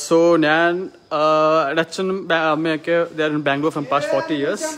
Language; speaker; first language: Malayalam; early bilingual, heritage; Malayalam